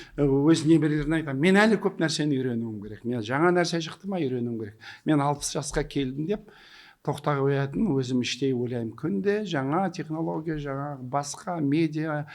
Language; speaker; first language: Kazakh; non-native, local second language; Russian